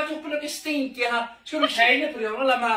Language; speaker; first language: Norwegian; native; Norwegian